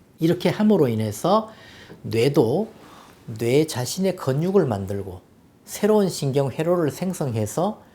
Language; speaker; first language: Korean; native; Korean